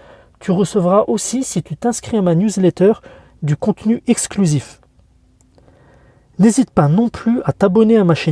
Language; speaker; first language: French; native; French